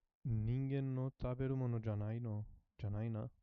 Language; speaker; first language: Japanese; non-native, learner; Filipino